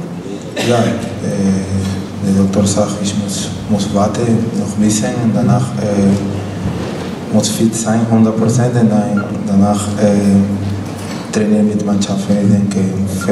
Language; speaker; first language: German; non-native, learner; Spanish